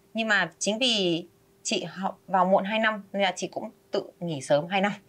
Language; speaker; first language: Vietnamese; early bilingual, other home language; Spanish